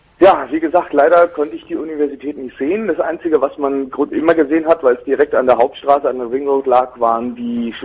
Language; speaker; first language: German; native; German